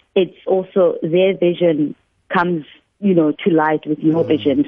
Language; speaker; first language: English; non-native, local second language; Northern Sotho